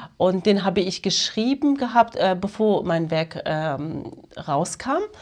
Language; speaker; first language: German; early bilingual, other home language; Kurdish